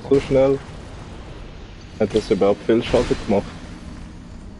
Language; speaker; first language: German; native; German